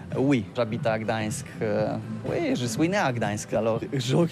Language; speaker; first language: French; non-native, learner; Polish